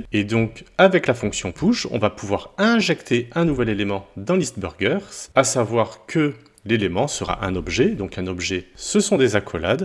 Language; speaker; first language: French; native; French